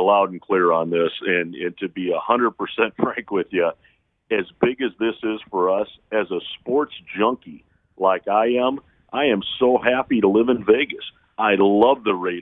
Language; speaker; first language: English; native; English